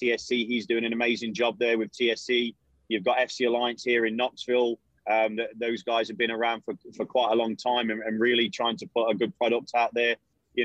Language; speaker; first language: English; native; English